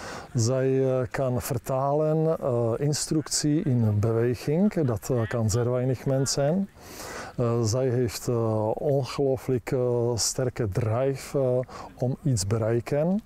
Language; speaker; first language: Dutch; non-native, learner; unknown